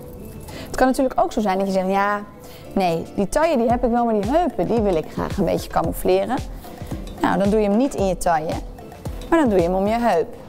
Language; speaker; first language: Dutch; native; Dutch